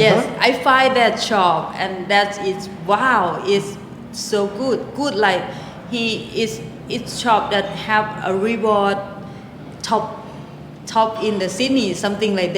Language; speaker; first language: English; non-native, local second language; Thai